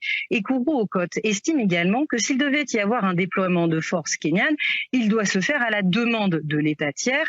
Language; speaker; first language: French; native; French